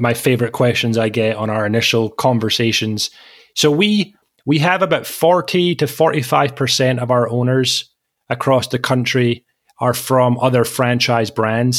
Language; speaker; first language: English; native; English